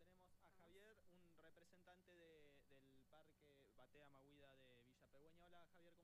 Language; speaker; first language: Spanish; native; Spanish